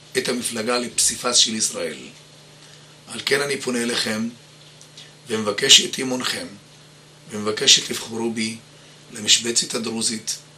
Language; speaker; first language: Hebrew; non-native, local second language; Arabic